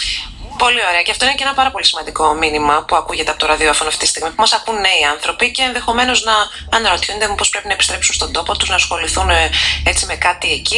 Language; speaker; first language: Greek; native; Greek